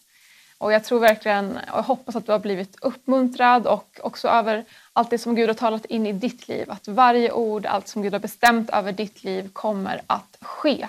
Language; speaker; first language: Swedish; native; Swedish